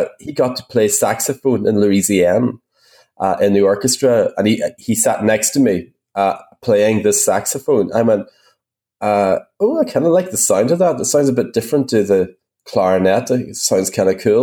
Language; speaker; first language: English; native; English